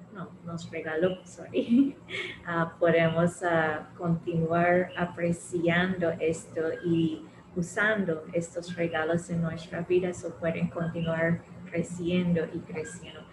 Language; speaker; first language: Spanish; non-native, fluent; English